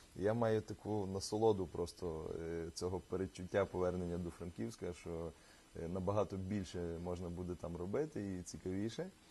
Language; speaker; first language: Ukrainian; native; Ukrainian